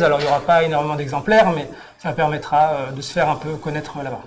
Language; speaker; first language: French; native; French